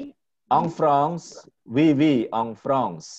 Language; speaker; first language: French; non-native, fluent; Indonesian